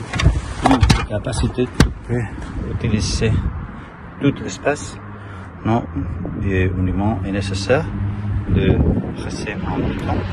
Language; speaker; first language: French; non-native, learner; Spanish